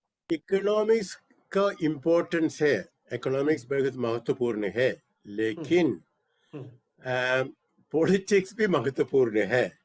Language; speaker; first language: Hindi; non-native, local second language; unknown